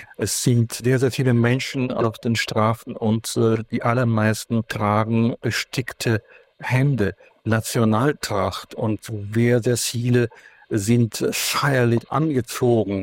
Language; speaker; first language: German; non-native, fluent; Ukrainian